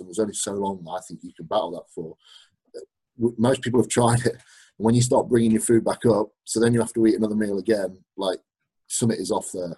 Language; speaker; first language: English; native; English